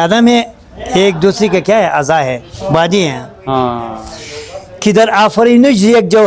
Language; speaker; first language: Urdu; non-native, fluent; Persian